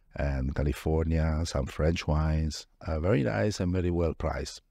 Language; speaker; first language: English; non-native, fluent; Italian